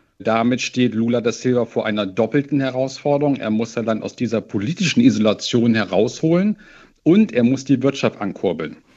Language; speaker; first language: German; native; German